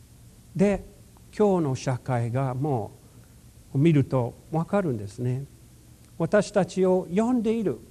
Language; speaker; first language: Japanese; non-native, fluent; English